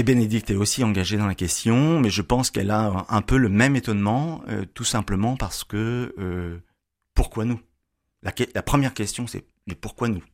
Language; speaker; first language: French; native; French